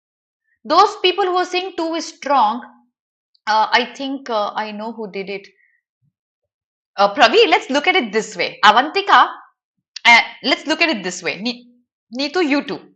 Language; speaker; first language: English; non-native, local second language; Hindi